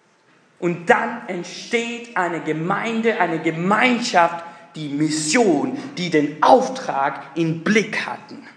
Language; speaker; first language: German; non-native, fluent; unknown